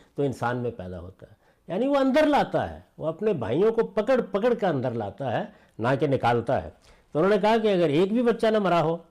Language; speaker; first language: Urdu; non-native, local second language; Punjabi